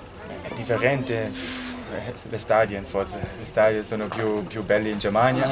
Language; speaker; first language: Italian; non-native, learner; German